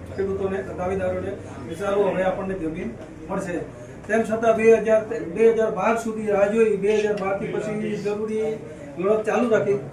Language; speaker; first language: Gujarati; native; Gujarati